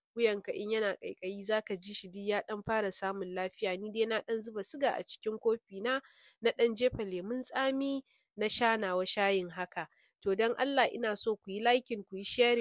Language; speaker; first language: Hausa; non-native, local second language; Kanuri